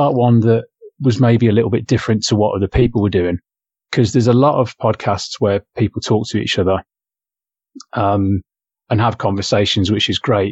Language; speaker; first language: English; native; English